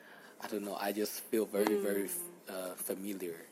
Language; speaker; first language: English; non-native, fluent; Chinese